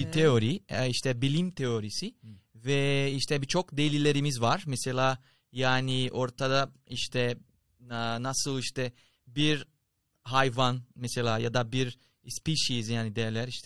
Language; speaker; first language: Turkish; non-native, fluent; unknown